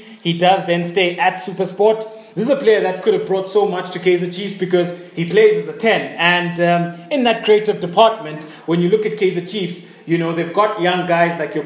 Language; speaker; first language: English; native; English